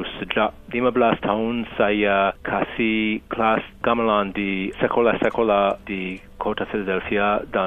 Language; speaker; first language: Indonesian; non-native, fluent; English